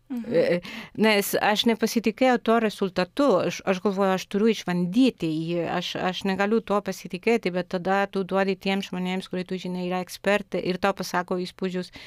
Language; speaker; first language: Lithuanian; non-native, fluent; Spanish